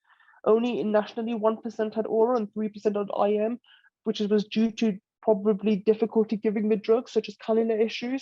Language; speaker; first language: English; native; English